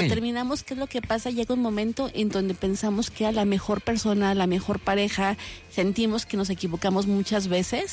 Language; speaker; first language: Spanish; native; Spanish